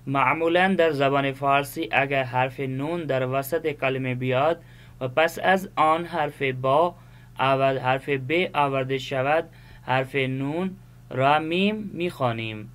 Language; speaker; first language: Persian; non-native, fluent; Urdu